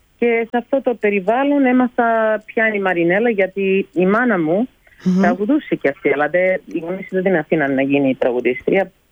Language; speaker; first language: Greek; early bilingual, heritage; Greek